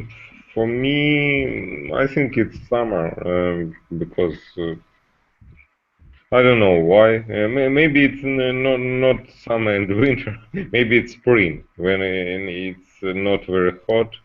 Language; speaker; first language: English; non-native, learner; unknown